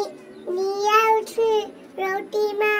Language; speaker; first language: Chinese; non-native, learner; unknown